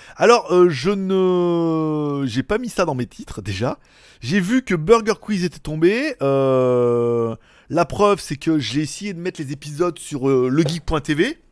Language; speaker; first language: French; native; French